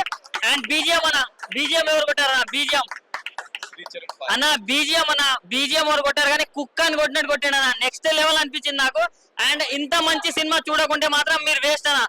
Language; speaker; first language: Telugu; native; Telugu